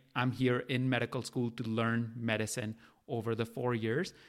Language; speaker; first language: English; non-native, local second language; Punjabi